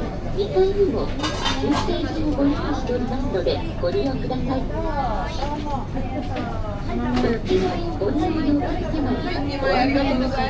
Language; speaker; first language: Japanese; native; Japanese